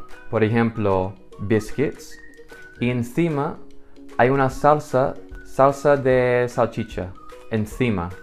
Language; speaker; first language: Spanish; non-native, fluent; English